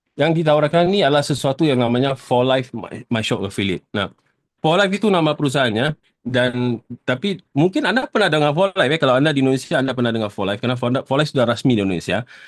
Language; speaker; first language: Malay; native; Malay